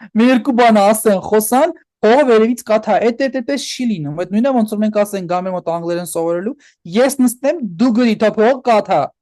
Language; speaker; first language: Armenian; early bilingual, heritage; Armenian